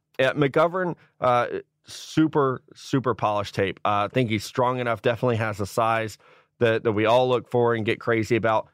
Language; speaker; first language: English; native; English